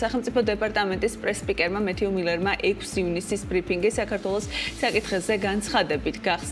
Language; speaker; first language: Georgian; native; Georgian